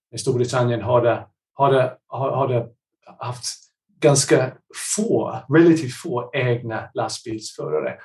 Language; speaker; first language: Swedish; non-native, fluent; English